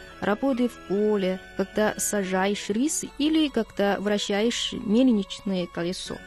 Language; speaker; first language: Russian; non-native, fluent; Chinese